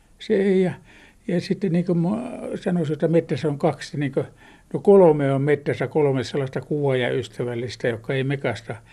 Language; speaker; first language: Finnish; native; Finnish